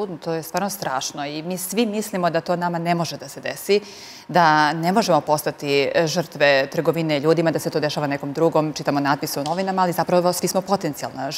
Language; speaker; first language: Serbian; native; Serbian